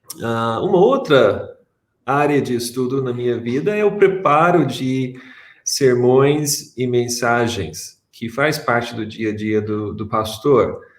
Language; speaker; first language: Portuguese; non-native, fluent; English